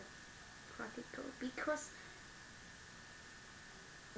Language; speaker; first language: English; non-native, learner; Vietnamese